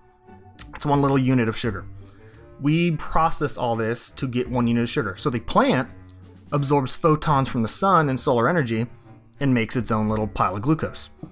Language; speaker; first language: English; native; English